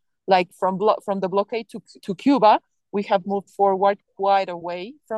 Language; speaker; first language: English; non-native, fluent; Spanish